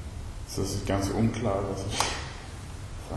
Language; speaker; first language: German; non-native, learner; Swedish